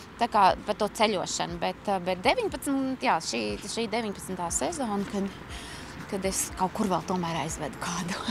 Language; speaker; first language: Latvian; native; Latvian